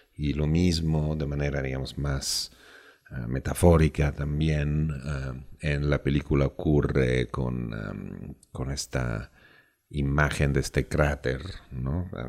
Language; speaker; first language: Spanish; non-native, fluent; Italian